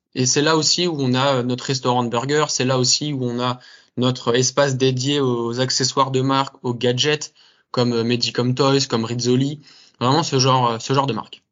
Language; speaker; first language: French; native; French